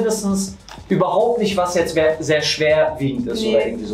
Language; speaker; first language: German; native; German